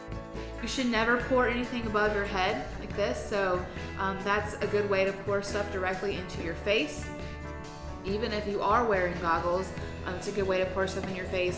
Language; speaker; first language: English; native; English